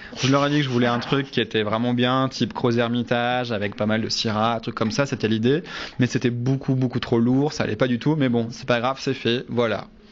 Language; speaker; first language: French; native; French